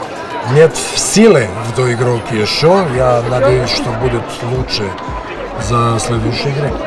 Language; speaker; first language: Russian; non-native, learner; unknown